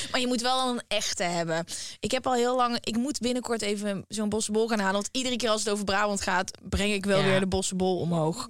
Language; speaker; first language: Dutch; native; Dutch